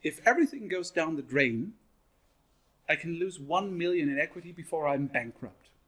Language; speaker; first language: English; non-native, fluent; German